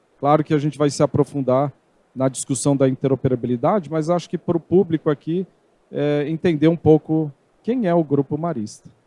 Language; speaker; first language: Portuguese; native; Portuguese